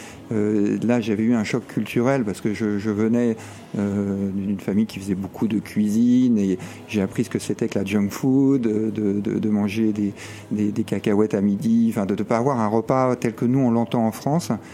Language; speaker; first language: French; native; French